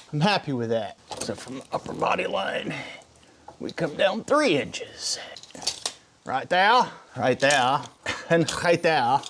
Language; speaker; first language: English; native; English